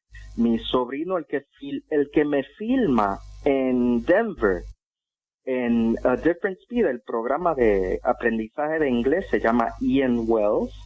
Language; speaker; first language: Spanish; non-native, fluent; English